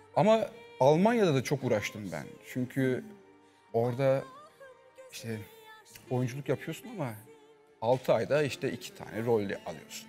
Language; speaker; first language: Turkish; early bilingual, heritage; Turkish